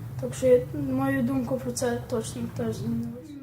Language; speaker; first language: Ukrainian; early bilingual, heritage; Ukrainian